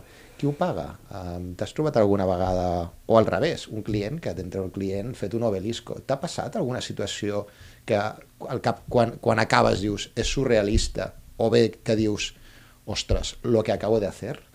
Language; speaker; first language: Catalan; native; Catalan